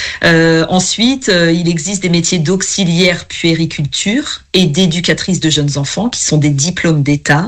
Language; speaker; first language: French; native; French